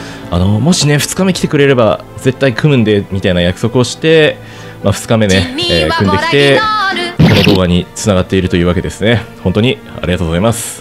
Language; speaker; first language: Japanese; native; Japanese